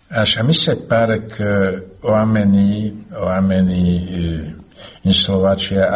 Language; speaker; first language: Romanian; non-native, learner; Slovak